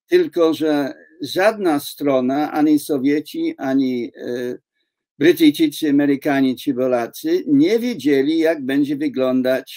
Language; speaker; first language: Polish; non-native, fluent; English